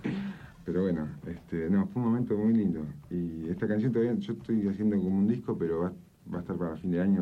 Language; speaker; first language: Spanish; native; Spanish